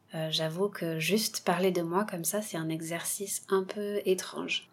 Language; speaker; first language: French; native; French